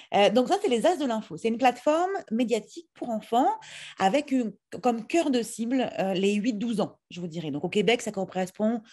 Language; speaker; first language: French; native; French